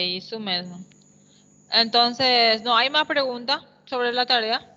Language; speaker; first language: Portuguese; non-native, fluent; Spanish